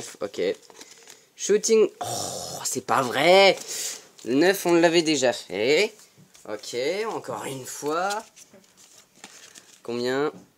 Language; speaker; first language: French; native; French